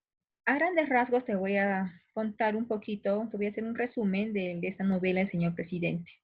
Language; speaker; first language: Spanish; native; Spanish